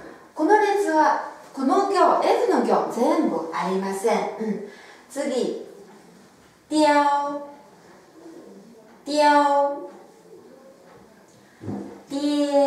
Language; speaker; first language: Japanese; non-native, fluent; Chinese